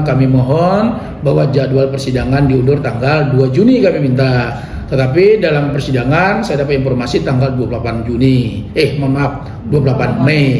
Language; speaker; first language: Indonesian; native; Indonesian